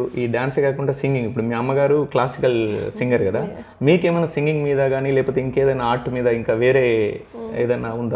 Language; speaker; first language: Telugu; native; Telugu